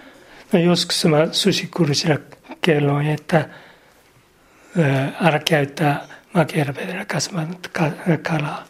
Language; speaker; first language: Finnish; non-native, learner; Japanese